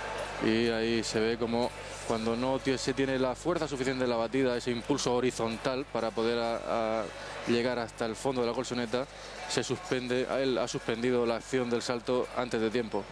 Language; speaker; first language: Spanish; native; Spanish